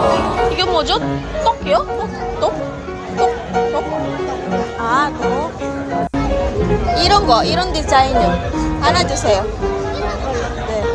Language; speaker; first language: Korean; non-native, learner; Filipino